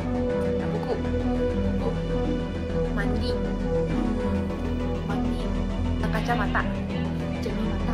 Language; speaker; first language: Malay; non-native, local second language; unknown